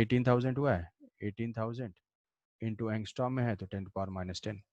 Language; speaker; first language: Hindi; native; Hindi